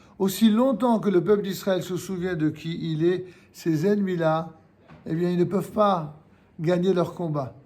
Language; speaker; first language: French; native; French